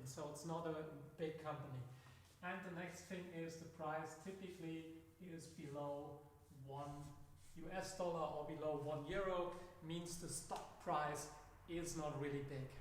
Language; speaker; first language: English; non-native, fluent; German